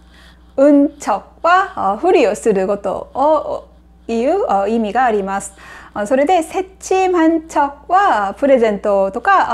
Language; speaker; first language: Japanese; non-native, fluent; Korean